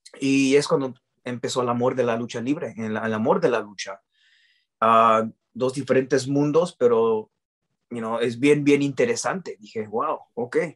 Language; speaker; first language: Spanish; early bilingual, heritage; Spanish